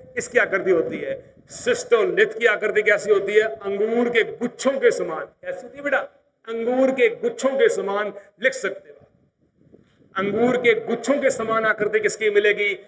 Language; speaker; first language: Hindi; native; Hindi